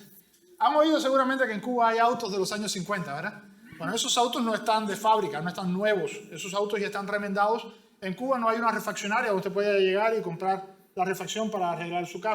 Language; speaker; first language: Spanish; native; Spanish